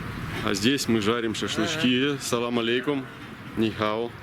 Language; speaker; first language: Russian; native; Russian